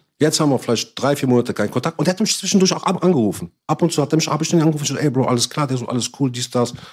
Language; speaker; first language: German; early bilingual, other home language; Arabic